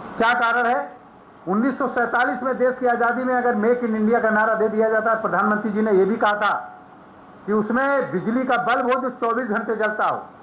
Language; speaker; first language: Hindi; native; Hindi